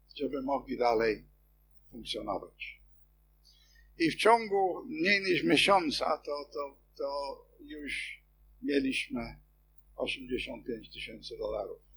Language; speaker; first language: Polish; non-native, fluent; English